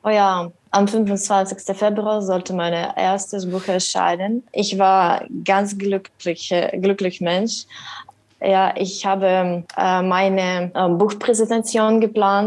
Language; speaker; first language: German; non-native, learner; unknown